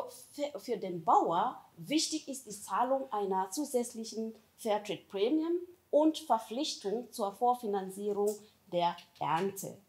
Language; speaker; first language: German; non-native, fluent; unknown